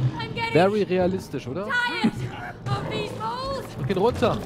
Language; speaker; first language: German; native; German